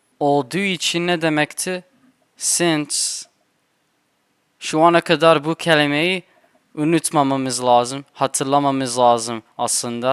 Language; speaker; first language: Turkish; non-native, fluent; English